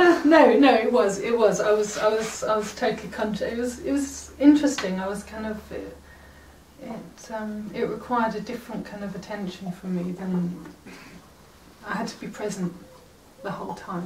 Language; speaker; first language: English; native; English